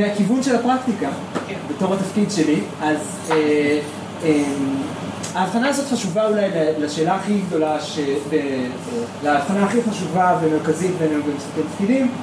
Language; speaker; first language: Hebrew; native; Hebrew